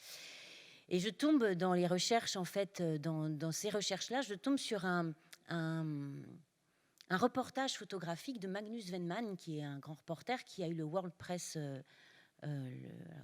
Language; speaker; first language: French; native; French